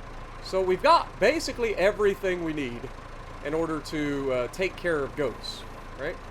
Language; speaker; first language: English; native; English